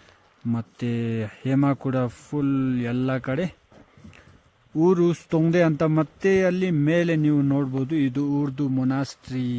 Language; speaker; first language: Kannada; non-native, fluent; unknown